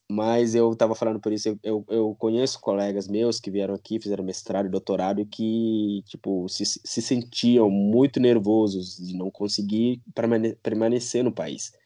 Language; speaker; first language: Portuguese; non-native, local second language; Upper Guinea Crioulo